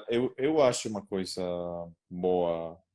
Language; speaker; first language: Portuguese; non-native, learner; Spanish